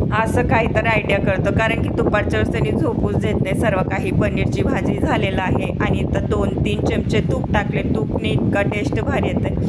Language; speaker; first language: Marathi; non-native, local second language; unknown